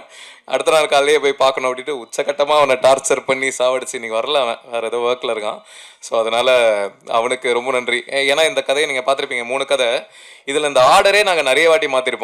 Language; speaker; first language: Tamil; native; Tamil